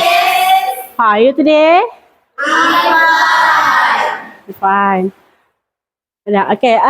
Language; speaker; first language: English; non-native, learner; Indonesian